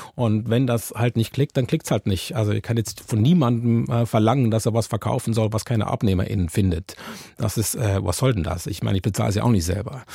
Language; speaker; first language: German; native; German